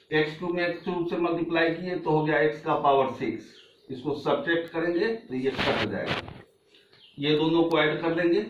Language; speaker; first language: Hindi; native; Hindi